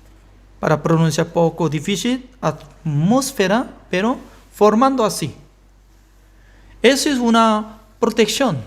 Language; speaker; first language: Spanish; non-native, fluent; Korean